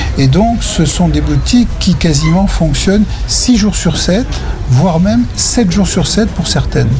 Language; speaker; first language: French; native; French